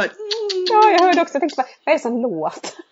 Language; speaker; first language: Swedish; native; Swedish